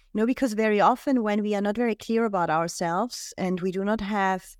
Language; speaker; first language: English; non-native, fluent; German